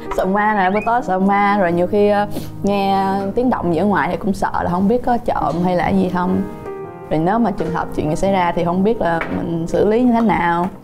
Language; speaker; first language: Vietnamese; early bilingual, other home language; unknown